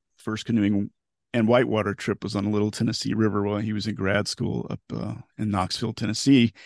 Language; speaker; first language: English; native; English